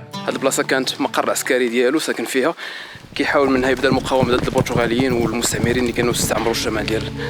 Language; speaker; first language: Arabic; native; Arabic